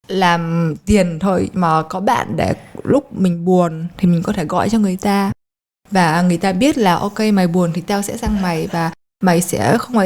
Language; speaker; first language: Vietnamese; early bilingual, heritage; Polish